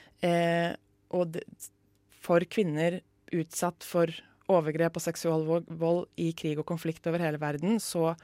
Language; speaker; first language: Norwegian; native; Norwegian